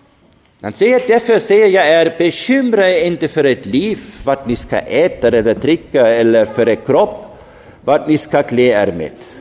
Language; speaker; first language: Swedish; non-native, fluent; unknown